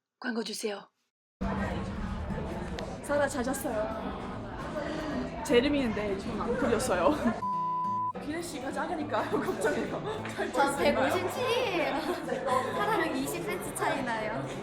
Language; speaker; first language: Korean; non-native, learner; English